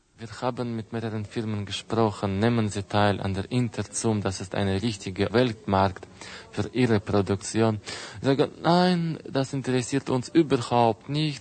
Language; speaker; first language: German; non-native, fluent; Russian